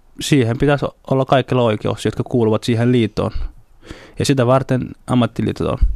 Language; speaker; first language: Finnish; early bilingual, other home language; Somali